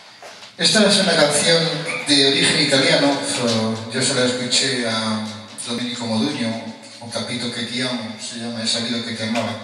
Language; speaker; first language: Spanish; native; Spanish